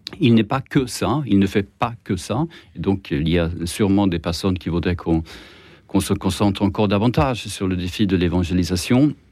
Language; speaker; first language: French; non-native, fluent; Swedish